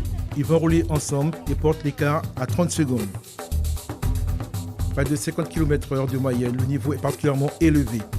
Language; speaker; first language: French; native; French